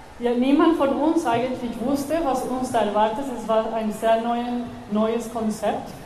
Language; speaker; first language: German; non-native, fluent; Spanish